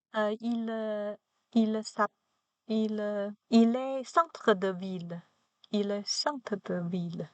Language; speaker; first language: French; non-native, learner; Chinese